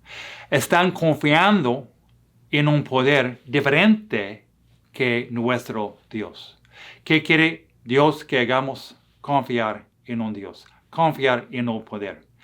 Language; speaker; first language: Spanish; non-native, fluent; English